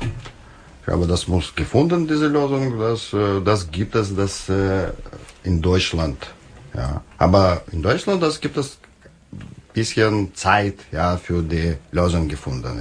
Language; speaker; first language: German; non-native, learner; Russian